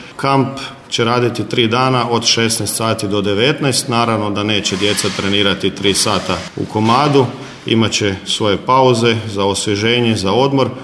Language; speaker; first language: Croatian; native; Croatian